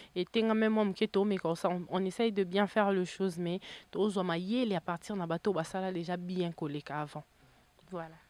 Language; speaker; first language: French; non-native, local second language; Lingala